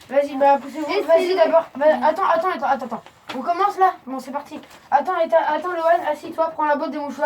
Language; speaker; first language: French; native; French